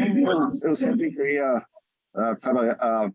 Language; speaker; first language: Portuguese; non-native, learner; English